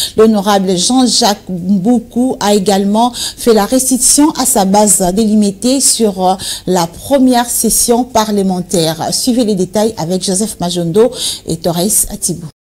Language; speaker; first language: French; non-native, local second language; Lingala